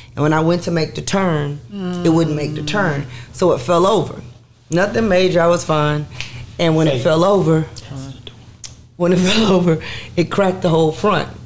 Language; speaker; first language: English; native; English